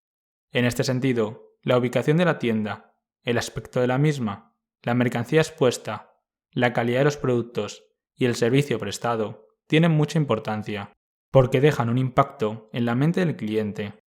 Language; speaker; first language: Spanish; native; Spanish